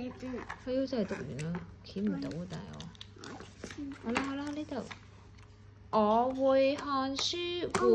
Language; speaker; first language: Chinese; non-native, local second language; Cantonese